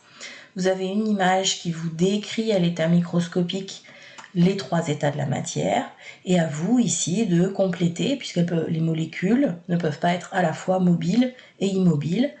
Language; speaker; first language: French; native; French